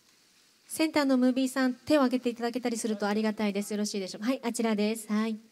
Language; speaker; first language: Japanese; native; Japanese